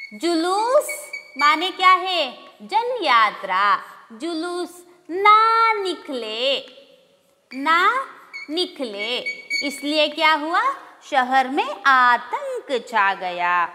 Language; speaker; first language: Hindi; non-native, local second language; Kannada